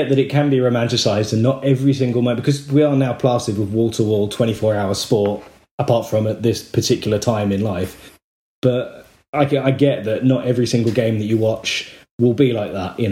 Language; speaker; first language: English; native; English